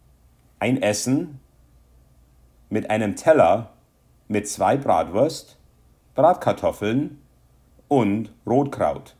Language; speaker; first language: German; non-native, fluent; English